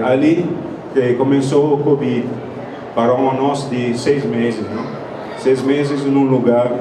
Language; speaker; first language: Portuguese; non-native, fluent; Italian